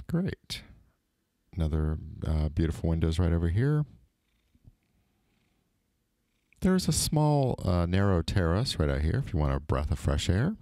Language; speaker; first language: English; native; English